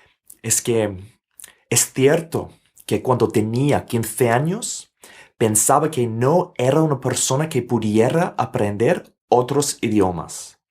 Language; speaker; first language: Spanish; non-native, fluent; English